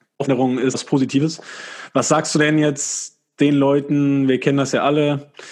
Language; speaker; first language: German; native; German